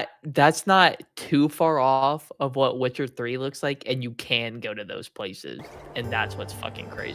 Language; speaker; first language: English; native; English